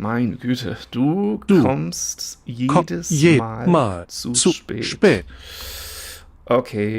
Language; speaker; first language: German; non-native, fluent; English